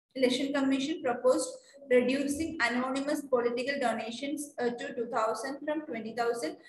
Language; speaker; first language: English; non-native, local second language; Malayalam